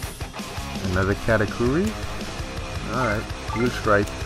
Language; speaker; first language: English; native; English